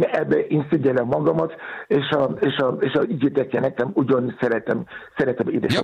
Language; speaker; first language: Hungarian; non-native, learner; Yoruba